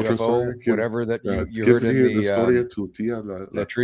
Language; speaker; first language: English; native; English